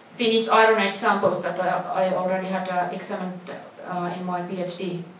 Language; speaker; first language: English; non-native, fluent; Finnish